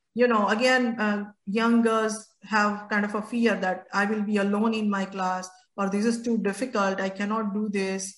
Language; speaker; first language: English; non-native, local second language; Gujarati